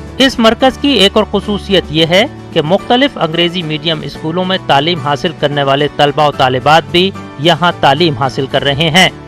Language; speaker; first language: Urdu; native; Urdu